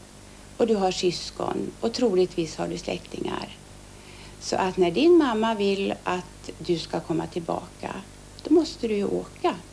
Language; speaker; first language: Swedish; early bilingual, other home language; Finnish